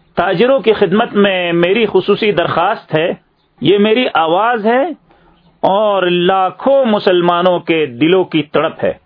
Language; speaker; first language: Urdu; native; Urdu